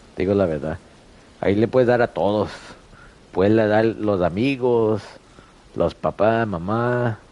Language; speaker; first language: Spanish; early bilingual, heritage; Spanish